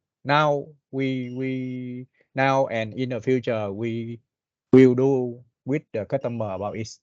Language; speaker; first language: English; non-native, learner; Vietnamese